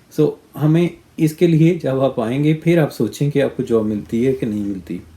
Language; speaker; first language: Urdu; non-native, local second language; Punjabi